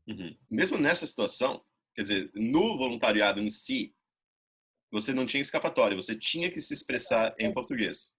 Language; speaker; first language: Portuguese; native; Portuguese